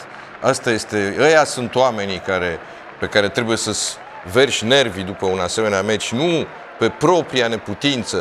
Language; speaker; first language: Romanian; native; Romanian